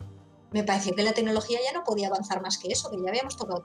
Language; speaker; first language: Spanish; native; Spanish